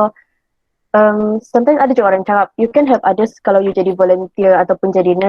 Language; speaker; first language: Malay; native; Malay